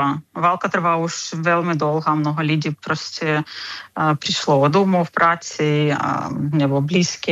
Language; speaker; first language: Czech; non-native, fluent; Ukrainian